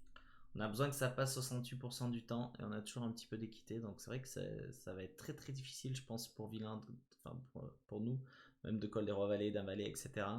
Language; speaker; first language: French; native; French